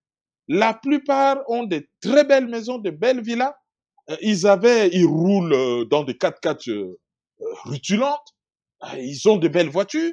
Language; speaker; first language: French; non-native, local second language; Lingala